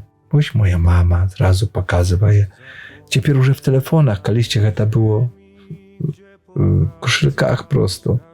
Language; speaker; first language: Polish; non-native, learner; Belarusian